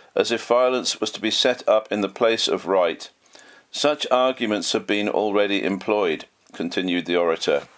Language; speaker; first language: English; native; English